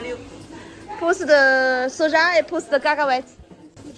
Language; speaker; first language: French; non-native, fluent; Chinese